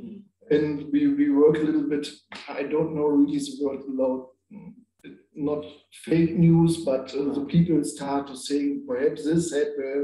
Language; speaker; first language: English; non-native, learner; German